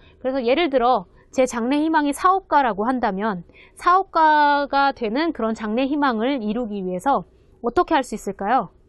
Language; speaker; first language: Korean; native; Korean